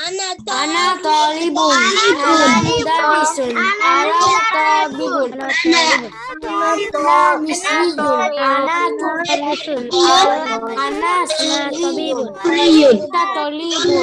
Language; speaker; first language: Arabic; non-native, learner; Bangla